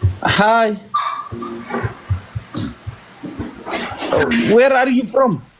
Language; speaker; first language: English; non-native, learner; Oromo